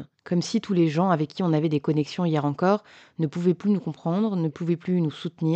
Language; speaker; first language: French; native; French